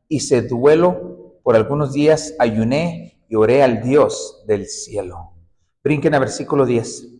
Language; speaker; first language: Spanish; early bilingual, heritage; Spanish